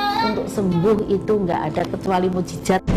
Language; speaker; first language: Indonesian; native; Indonesian